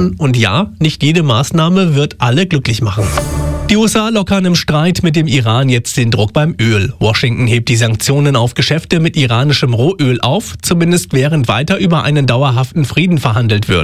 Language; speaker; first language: German; native; German